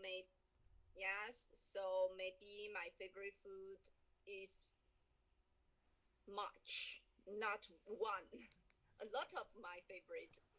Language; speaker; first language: English; non-native, learner; Chinese